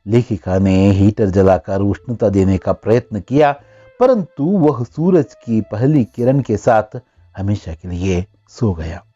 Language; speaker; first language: Hindi; non-native, local second language; Kannada